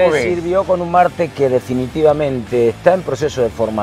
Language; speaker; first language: Spanish; native; Spanish